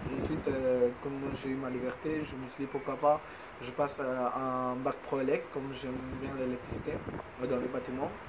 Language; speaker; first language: French; non-native, fluent; Bangla